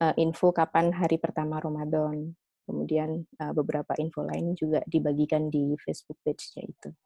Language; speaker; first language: Indonesian; native; Indonesian